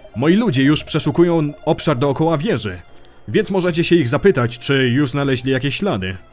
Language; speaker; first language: Polish; early bilingual, heritage; Polish